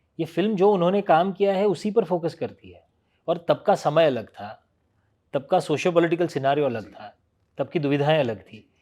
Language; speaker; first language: Hindi; non-native, local second language; Gujarati